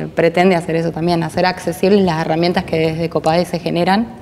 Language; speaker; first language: Spanish; native; Spanish